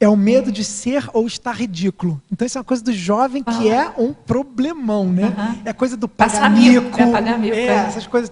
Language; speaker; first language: Portuguese; native; Portuguese